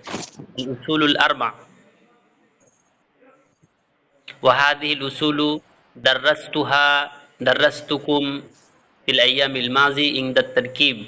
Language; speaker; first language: Arabic; non-native, fluent; Bangla